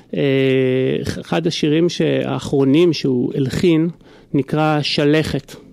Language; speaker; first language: Hebrew; native; Hebrew